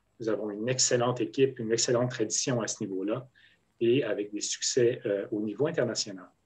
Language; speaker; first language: French; native; French